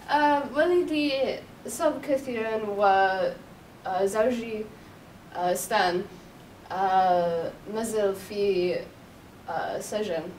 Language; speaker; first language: Arabic; non-native, learner; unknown